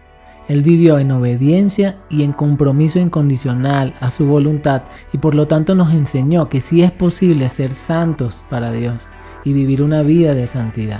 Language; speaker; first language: Spanish; native; Spanish